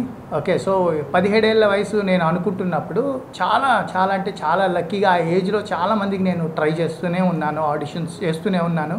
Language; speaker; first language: Telugu; native; Telugu